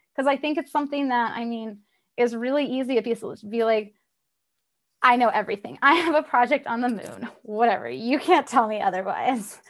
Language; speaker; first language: English; native; English